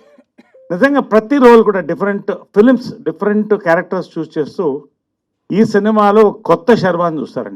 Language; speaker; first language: Telugu; native; Telugu